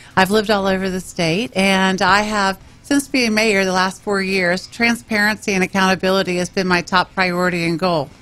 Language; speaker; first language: English; native; English